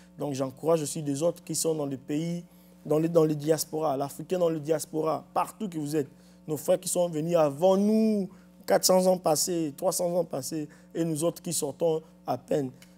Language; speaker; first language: French; non-native, local second language; Lingala